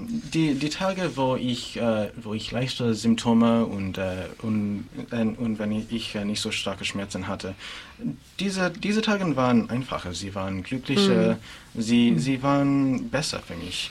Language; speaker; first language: German; non-native, fluent; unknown